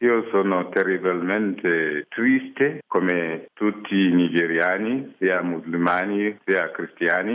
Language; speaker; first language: Italian; non-native, fluent; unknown